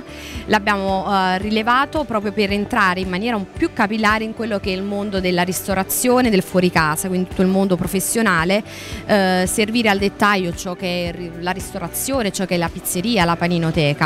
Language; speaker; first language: Italian; native; Italian